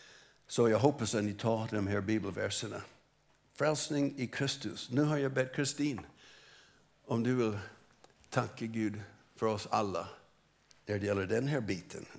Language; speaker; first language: Swedish; non-native, fluent; English